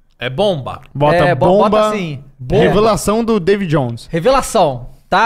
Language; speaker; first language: Portuguese; native; Portuguese